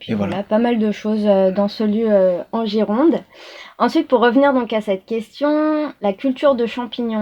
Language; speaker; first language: French; native; French